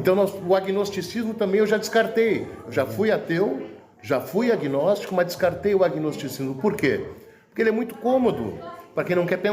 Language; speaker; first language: Portuguese; native; Portuguese